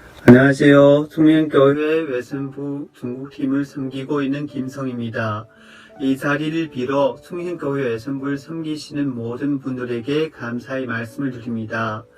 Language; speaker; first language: Korean; non-native, fluent; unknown